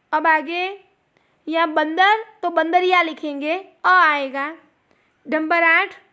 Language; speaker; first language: Hindi; non-native, local second language; Gujarati